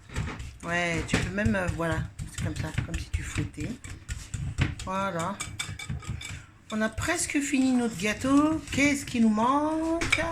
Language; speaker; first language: French; native; French